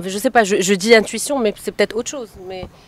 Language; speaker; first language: French; non-native, fluent; Dutch